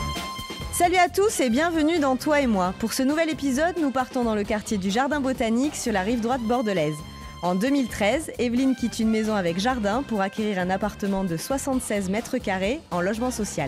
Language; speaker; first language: French; native; French